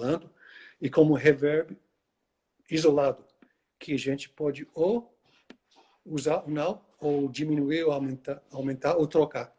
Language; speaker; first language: Portuguese; non-native, fluent; English